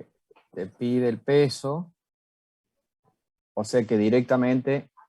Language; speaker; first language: Spanish; native; Spanish